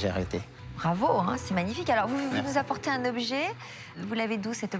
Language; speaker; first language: French; native; French